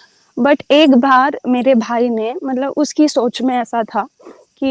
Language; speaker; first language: Hindi; native; Hindi